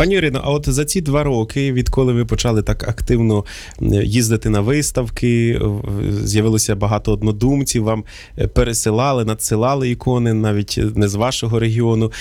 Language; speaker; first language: Ukrainian; native; Ukrainian